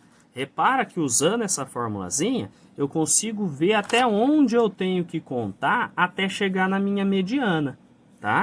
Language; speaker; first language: Portuguese; native; Portuguese